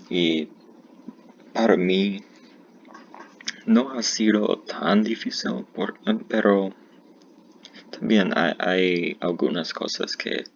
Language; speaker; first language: Spanish; non-native, learner; English